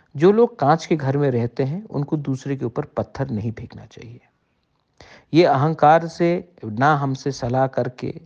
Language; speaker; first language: Hindi; non-native, local second language; Kok Borok